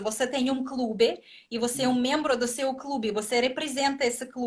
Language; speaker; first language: Portuguese; non-native, fluent; Russian